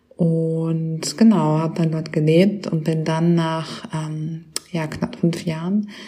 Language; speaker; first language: German; native; German